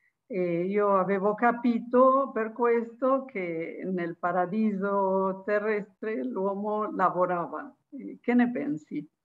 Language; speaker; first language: Italian; non-native, fluent; Spanish